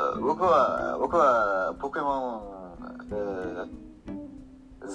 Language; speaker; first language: Japanese; non-native, learner; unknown